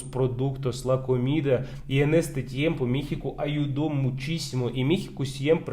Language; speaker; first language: Spanish; non-native, fluent; Russian